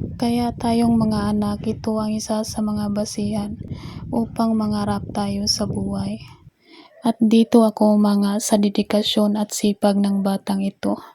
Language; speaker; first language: Filipino; non-native, local second language; Cebuano